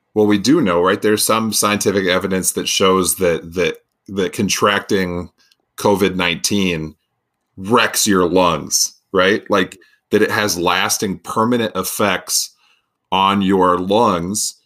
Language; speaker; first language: English; native; English